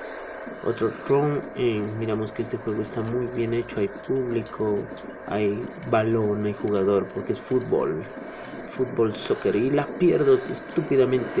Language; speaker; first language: Spanish; native; Spanish